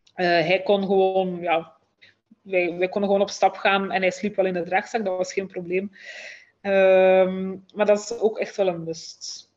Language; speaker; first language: Dutch; native; Dutch